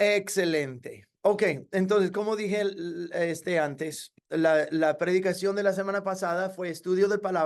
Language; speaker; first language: Spanish; non-native, fluent; English